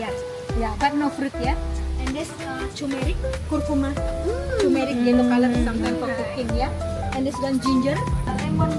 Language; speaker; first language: English; non-native, learner; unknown